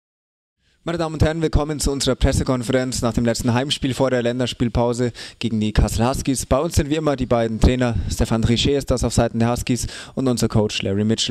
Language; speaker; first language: German; native; German